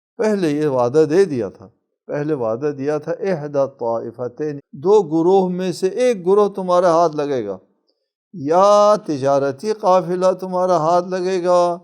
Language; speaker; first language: Urdu; non-native, local second language; Balti